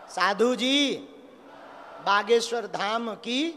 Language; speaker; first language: Hindi; native; Hindi